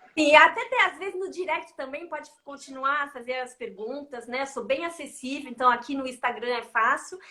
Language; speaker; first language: Portuguese; non-native, fluent; French